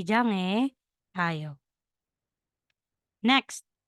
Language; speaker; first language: Korean; non-native, learner; Filipino